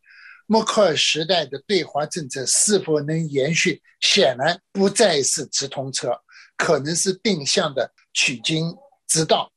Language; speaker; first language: Chinese; native; Chinese